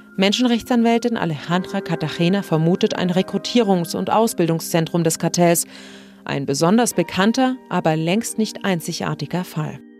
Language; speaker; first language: German; native; German